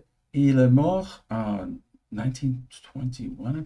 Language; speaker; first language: French; early bilingual, heritage; English